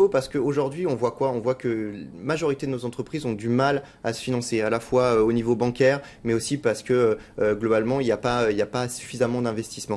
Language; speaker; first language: French; native; French